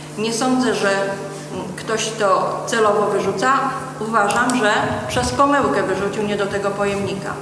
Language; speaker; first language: Polish; native; Polish